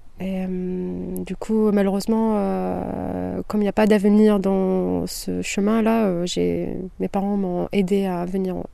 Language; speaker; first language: French; non-native, local second language; Kabyle